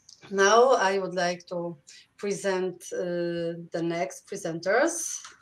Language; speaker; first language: English; non-native, fluent; Polish